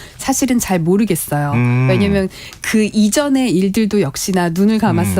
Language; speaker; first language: Korean; native; Korean